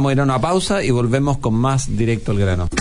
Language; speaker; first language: Spanish; native; Spanish